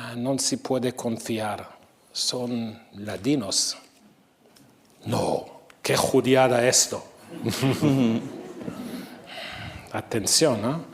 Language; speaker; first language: Spanish; non-native, fluent; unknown